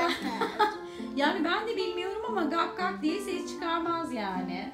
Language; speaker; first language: Turkish; native; Turkish